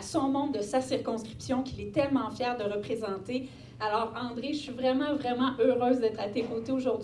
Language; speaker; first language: French; native; French